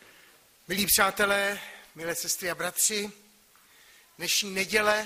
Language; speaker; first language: Czech; native; Czech